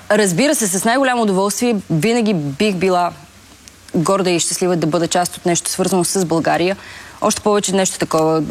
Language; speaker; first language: Bulgarian; native; Bulgarian